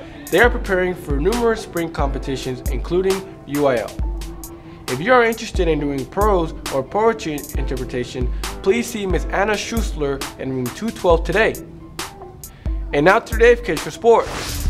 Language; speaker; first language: English; native; English